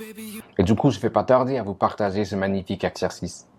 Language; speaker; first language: French; non-native, fluent; English